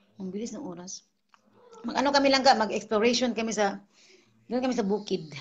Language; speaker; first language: Filipino; non-native, local second language; Cebuano